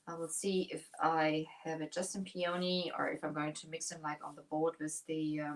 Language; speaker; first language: English; non-native, fluent; German